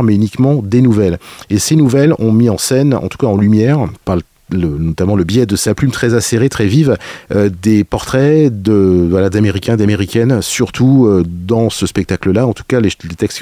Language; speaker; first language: French; native; French